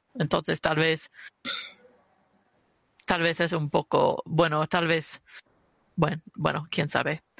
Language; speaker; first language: Spanish; early bilingual, heritage; Spanish